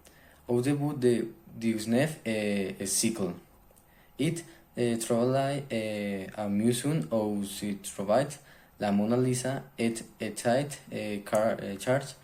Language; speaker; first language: French; non-native, learner; Spanish